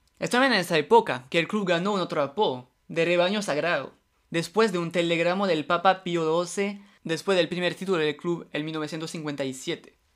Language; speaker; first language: Spanish; non-native, fluent; French